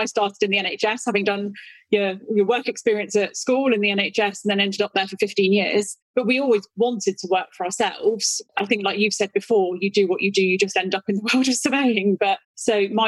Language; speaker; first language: English; native; English